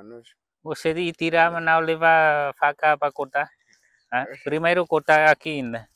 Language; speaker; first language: Portuguese; non-native, learner; Vietnamese